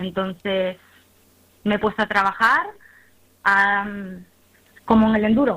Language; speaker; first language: Spanish; native; Spanish